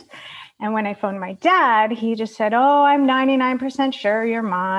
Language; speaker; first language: English; native; English